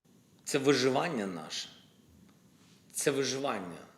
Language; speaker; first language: Ukrainian; non-native, local second language; Russian